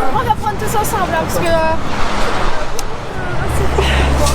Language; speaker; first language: French; native; French